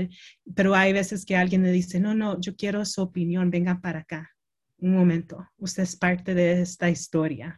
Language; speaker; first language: Spanish; early bilingual, heritage; Spanish